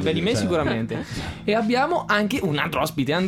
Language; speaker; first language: Italian; native; Italian